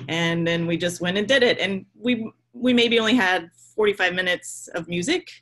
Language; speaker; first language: English; native; English